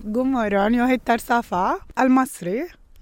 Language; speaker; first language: Swedish; non-native, learner; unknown